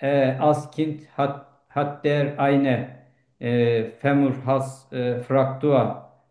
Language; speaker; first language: German; non-native, learner; Turkish